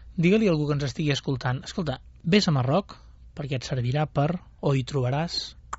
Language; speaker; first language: Catalan; native; Catalan